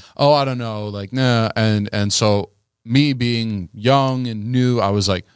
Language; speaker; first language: English; native; English